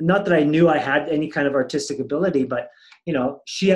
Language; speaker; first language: English; native; English